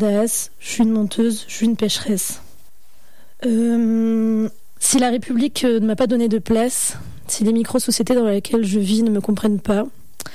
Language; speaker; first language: French; non-native, local second language; Arabic